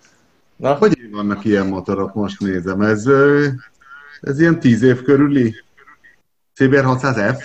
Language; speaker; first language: Hungarian; native; Hungarian